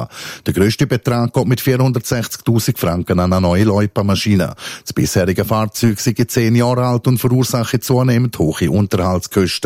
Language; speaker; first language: German; native; German